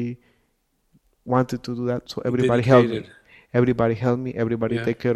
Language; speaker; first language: English; non-native, fluent; Spanish